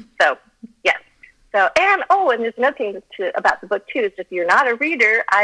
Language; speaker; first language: English; early bilingual, other home language; Chinese